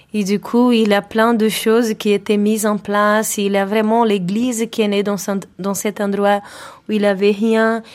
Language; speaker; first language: French; non-native, fluent; Portuguese